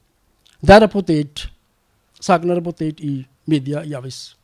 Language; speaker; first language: Norwegian; non-native, learner; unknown